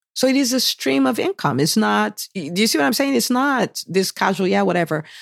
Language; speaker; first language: English; non-native, local second language; Yoruba